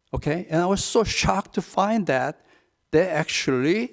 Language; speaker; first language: English; non-native, fluent; Korean